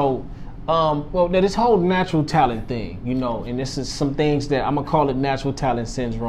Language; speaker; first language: English; native; English